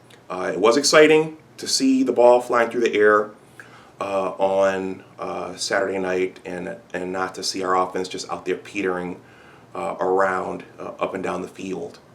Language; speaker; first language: English; native; English